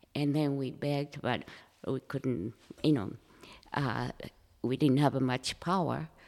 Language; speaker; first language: English; non-native, fluent; Japanese